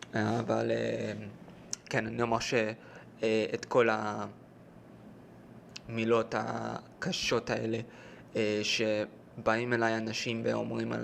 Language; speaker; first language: Hebrew; early bilingual, heritage; Hebrew